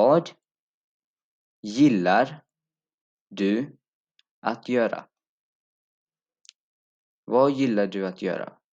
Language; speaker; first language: Swedish; non-native, fluent; Urdu